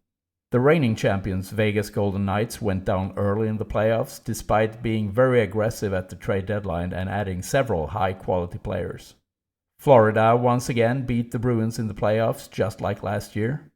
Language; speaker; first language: English; non-native, fluent; Swedish